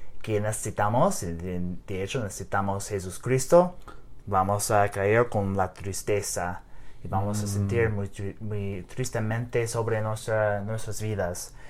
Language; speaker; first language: Spanish; non-native, learner; English